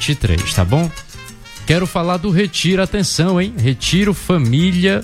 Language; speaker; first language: Portuguese; native; Portuguese